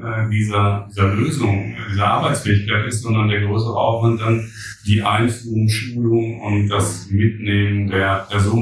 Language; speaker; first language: German; native; German